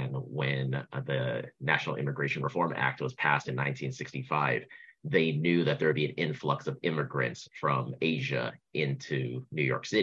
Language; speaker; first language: English; early bilingual, other home language; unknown